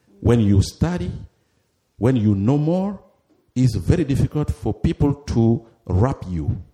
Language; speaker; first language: English; non-native, fluent; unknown